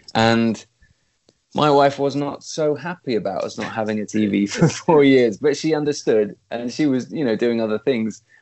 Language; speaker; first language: English; native; English